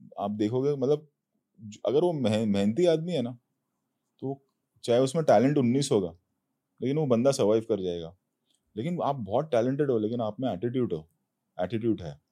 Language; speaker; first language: Hindi; native; Hindi